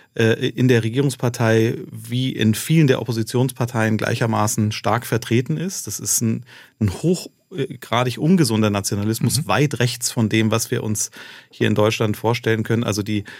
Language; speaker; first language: German; native; German